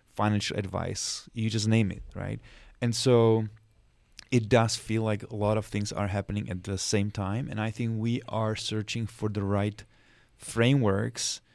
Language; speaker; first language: English; non-native, fluent; Czech